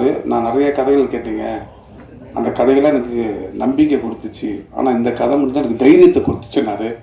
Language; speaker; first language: Tamil; native; Tamil